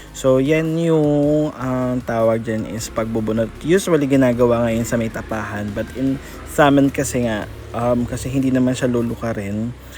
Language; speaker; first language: Filipino; native; Filipino